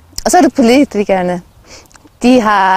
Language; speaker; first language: Danish; non-native, local second language; Faroese